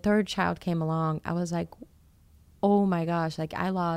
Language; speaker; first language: English; non-native, fluent; Portuguese